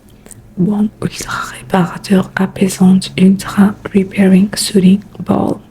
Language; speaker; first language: French; non-native, learner; Spanish